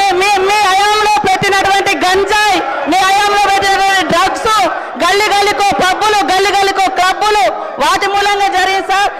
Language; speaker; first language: Telugu; native; Telugu